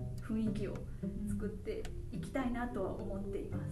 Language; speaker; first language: Japanese; non-native, fluent; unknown